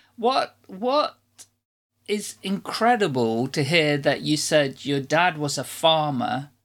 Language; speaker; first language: English; non-native, fluent; Dutch